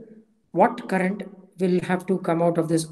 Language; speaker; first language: English; non-native, local second language; Tamil